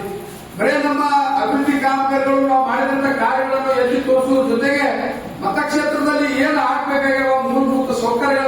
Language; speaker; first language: Kannada; native; Kannada